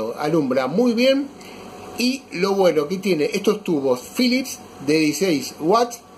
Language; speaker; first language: Spanish; native; Spanish